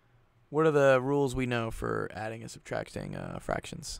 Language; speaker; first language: English; native; English